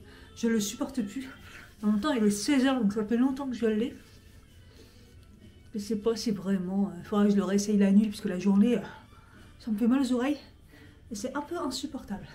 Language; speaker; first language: French; native; French